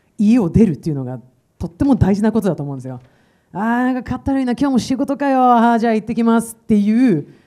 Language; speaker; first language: Japanese; early bilingual, heritage; Swedish